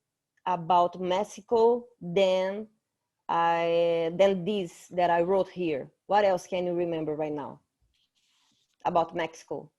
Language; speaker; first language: English; non-native, fluent; Portuguese